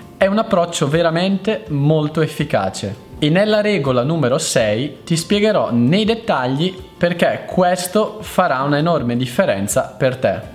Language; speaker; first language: Italian; native; Italian